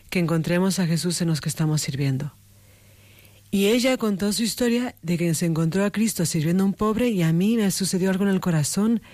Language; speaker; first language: Spanish; native; Spanish